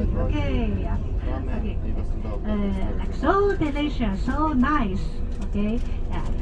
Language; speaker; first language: English; non-native, learner; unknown